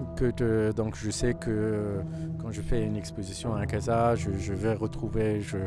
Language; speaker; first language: French; non-native, local second language; Arabic